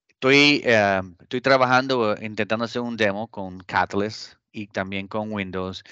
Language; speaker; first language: Spanish; early bilingual, heritage; Spanish